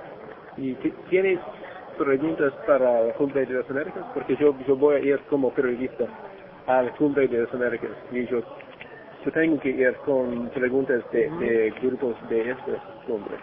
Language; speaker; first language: Spanish; non-native, learner; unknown